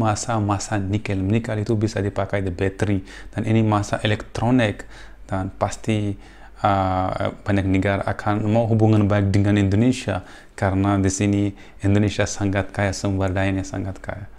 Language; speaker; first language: Indonesian; non-native, fluent; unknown